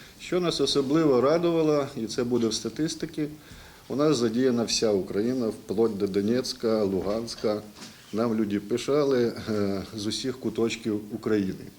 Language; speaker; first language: Ukrainian; native; Ukrainian